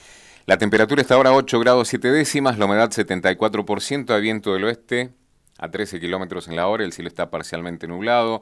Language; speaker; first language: Spanish; native; Spanish